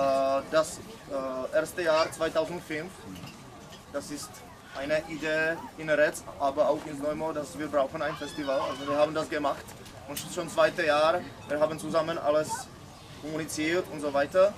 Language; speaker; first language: German; non-native, learner; Czech